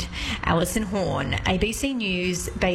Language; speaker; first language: English; native; English